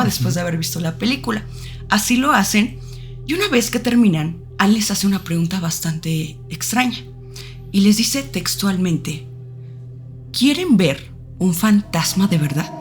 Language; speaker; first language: Spanish; native; Spanish